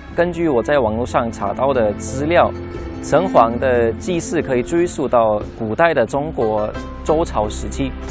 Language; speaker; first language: Chinese; non-native, fluent; German